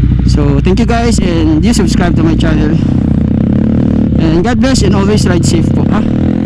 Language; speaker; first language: English; non-native, local second language; Filipino